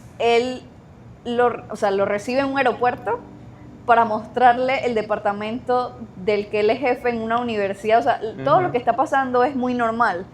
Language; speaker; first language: Spanish; native; Spanish